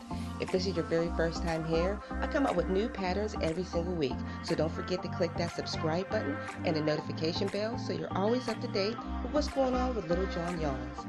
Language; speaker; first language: English; native; English